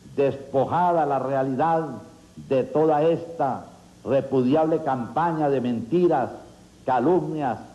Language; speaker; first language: Spanish; native; Spanish